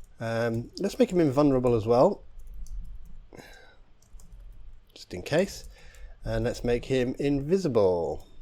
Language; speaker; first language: English; native; English